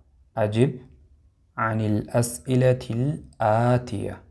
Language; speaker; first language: Arabic; non-native, fluent; Amharic